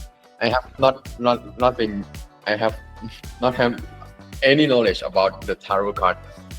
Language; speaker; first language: English; non-native, learner; Thai